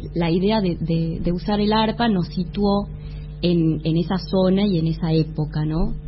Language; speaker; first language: Spanish; native; Spanish